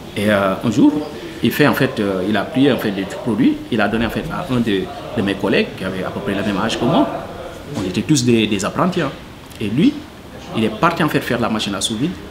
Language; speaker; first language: French; non-native, local second language; Wolof